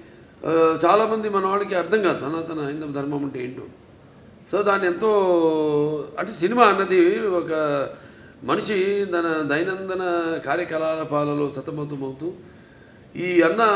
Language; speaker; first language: Telugu; native; Telugu